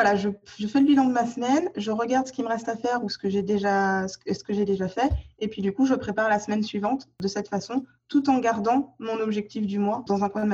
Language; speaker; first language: French; native; French